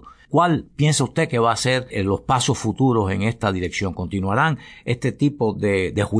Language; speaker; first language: Spanish; native; Spanish